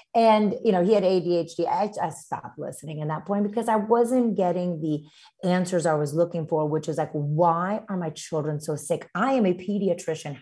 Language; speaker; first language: English; early bilingual, other home language; Romanian